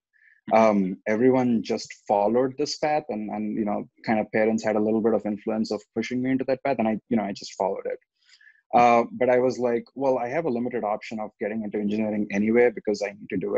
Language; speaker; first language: English; non-native, local second language; Telugu